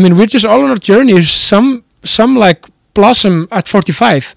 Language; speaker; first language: English; non-native, fluent; Icelandic